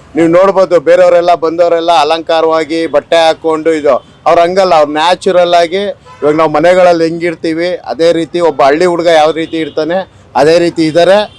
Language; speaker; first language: Kannada; native; Kannada